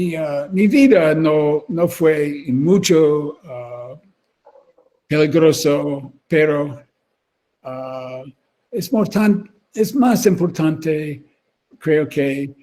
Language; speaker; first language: Spanish; non-native, learner; English